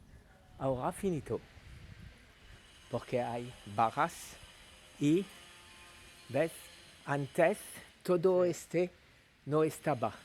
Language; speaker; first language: Spanish; non-native, learner; French